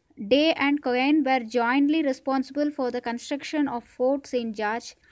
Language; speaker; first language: English; non-native, local second language; Tamil